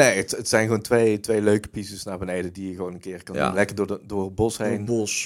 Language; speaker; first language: Dutch; native; Dutch